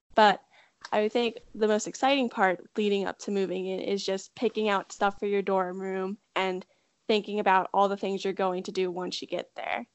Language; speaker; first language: English; native; English